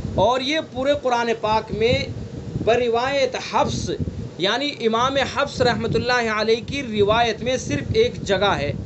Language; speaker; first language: Urdu; native; Urdu